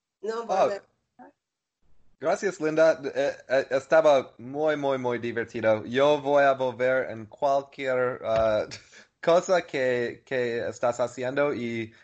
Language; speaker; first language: Spanish; non-native, learner; English